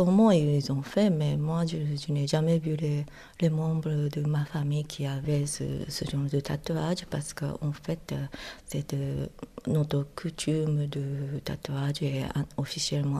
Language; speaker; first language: French; non-native, fluent; Japanese